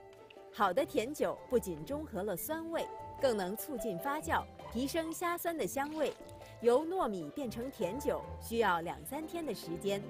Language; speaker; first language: Chinese; native; Chinese